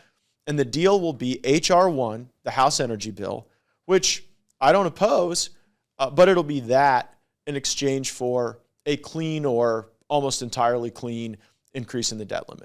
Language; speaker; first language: English; native; English